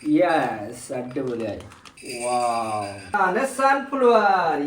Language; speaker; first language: Malayalam; early bilingual, heritage; Malayalam